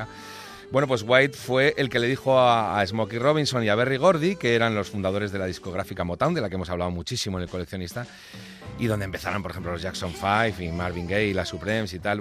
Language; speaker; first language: Spanish; native; Spanish